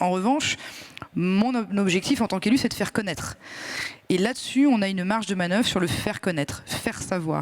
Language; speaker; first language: French; native; French